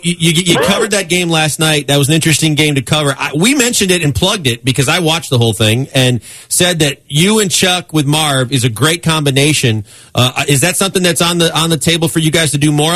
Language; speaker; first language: English; native; English